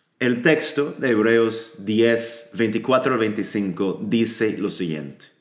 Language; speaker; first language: Spanish; non-native, fluent; English